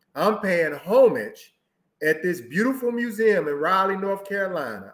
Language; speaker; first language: English; native; English